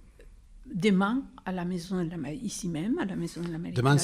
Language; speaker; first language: French; non-native, fluent; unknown